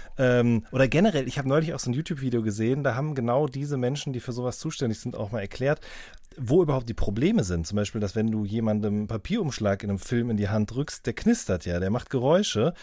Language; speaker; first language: German; native; German